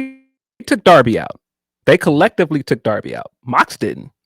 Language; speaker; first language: English; native; English